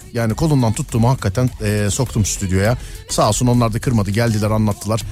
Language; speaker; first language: Turkish; native; Turkish